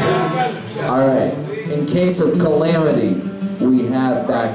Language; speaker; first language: English; native; English